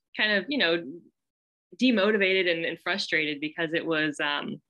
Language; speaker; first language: English; native; English